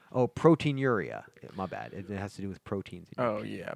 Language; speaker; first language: English; native; English